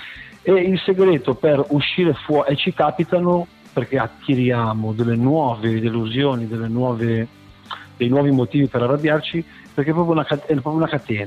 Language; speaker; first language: Italian; native; Italian